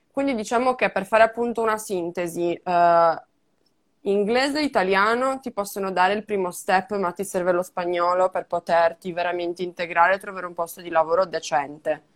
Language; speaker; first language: Italian; native; Italian